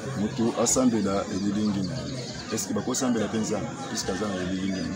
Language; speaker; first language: Lingala; non-native, local second language; Kongo